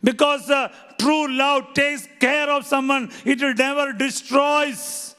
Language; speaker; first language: English; non-native, local second language; Hindi